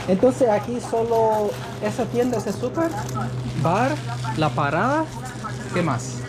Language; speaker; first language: Spanish; non-native, fluent; English